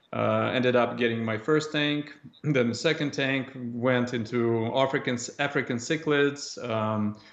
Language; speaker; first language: English; non-native, fluent; Russian